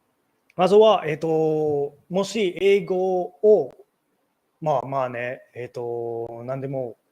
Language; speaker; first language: Japanese; non-native, learner; English